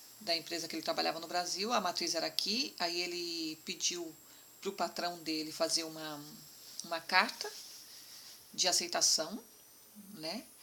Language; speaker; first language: Portuguese; native; Portuguese